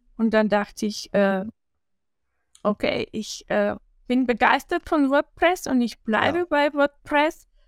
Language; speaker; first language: German; non-native, fluent; Bulgarian